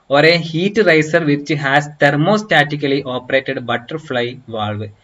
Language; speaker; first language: English; non-native, local second language; Malayalam